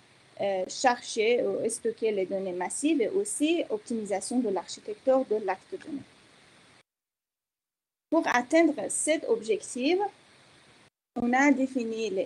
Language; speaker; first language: French; non-native, fluent; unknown